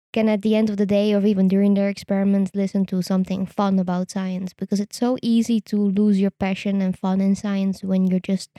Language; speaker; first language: English; non-native, fluent; Dutch